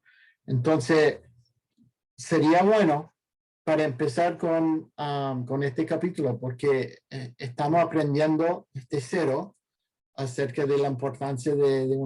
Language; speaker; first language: Spanish; non-native, fluent; English